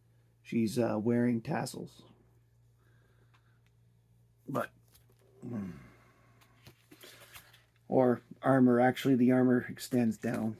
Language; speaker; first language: English; native; English